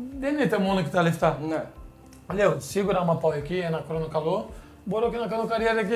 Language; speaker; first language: Greek; non-native, fluent; Portuguese